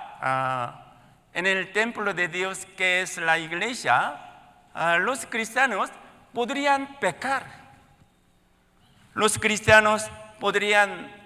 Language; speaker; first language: Spanish; non-native, learner; Korean